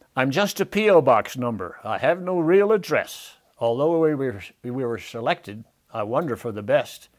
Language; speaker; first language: English; native; English